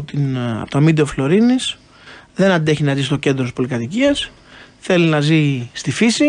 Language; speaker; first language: Greek; native; Greek